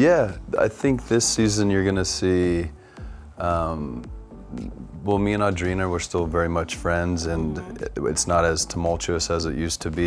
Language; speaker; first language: English; native; English